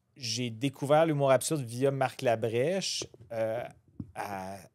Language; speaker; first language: French; native; French